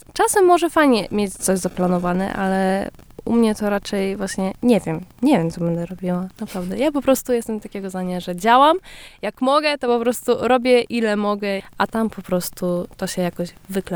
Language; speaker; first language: Polish; early bilingual, heritage; Polish